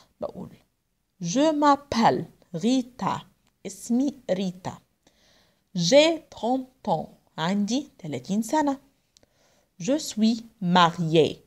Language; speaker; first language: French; non-native, fluent; Arabic